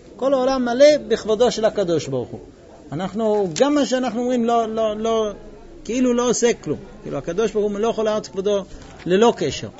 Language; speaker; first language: Hebrew; non-native, fluent; English